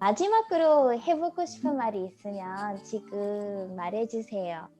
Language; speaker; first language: Korean; non-native, fluent; English